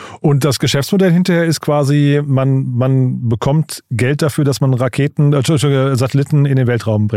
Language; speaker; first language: German; native; German